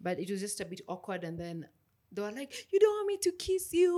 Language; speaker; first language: English; non-native, local second language; Swahili